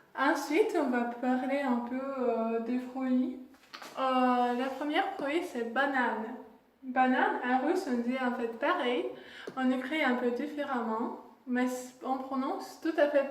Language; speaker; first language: French; non-native, fluent; Russian